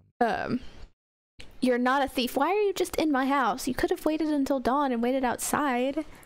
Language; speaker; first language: English; native; English